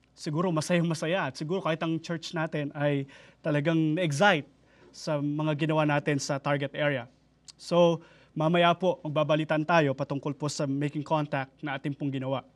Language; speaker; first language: Filipino; native; Filipino